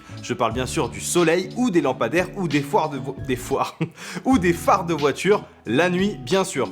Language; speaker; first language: French; native; French